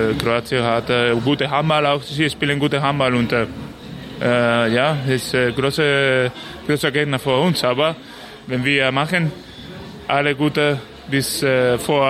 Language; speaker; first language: German; non-native, learner; Spanish